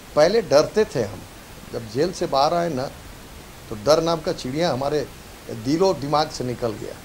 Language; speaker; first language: Hindi; native; Hindi